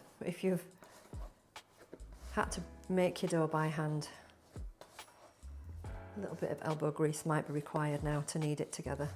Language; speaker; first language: English; native; English